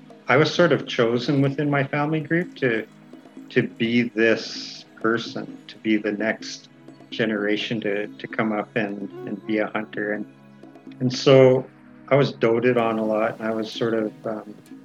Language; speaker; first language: English; native; English